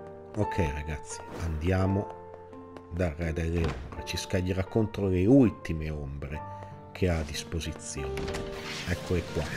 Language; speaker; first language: Italian; native; Italian